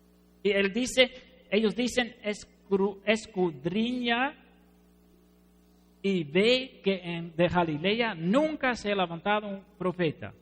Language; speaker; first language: Spanish; non-native, fluent; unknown